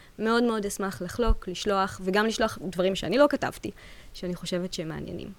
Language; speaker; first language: Hebrew; native; Hebrew